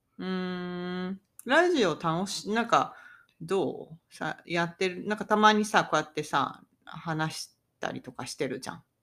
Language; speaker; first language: Japanese; native; Japanese